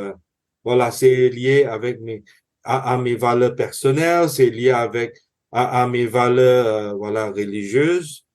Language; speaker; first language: French; non-native, fluent; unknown